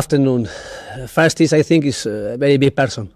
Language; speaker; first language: English; non-native, learner; Spanish